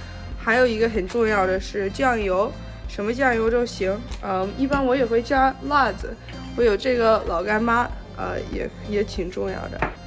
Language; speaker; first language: Chinese; early bilingual, heritage; Chinese